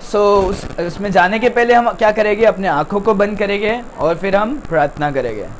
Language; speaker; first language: Hindi; non-native, local second language; Tamil